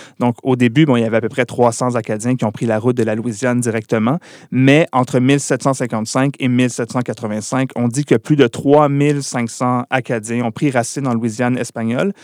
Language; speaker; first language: French; native; French